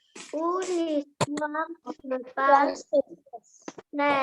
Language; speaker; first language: French; non-native, learner; Arabic